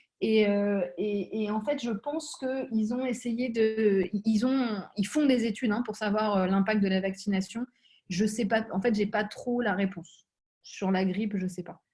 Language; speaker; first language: French; native; French